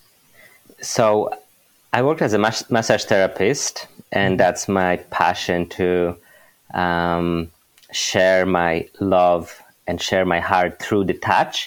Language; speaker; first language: English; non-native, fluent; Polish